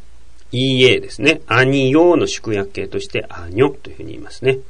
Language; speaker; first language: Japanese; native; Japanese